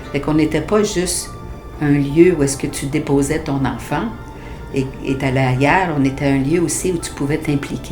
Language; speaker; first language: French; native; French